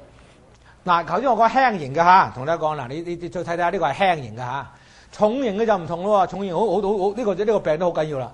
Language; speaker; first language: Chinese; native; Chinese